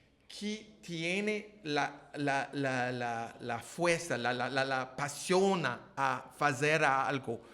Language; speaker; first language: Spanish; non-native, learner; English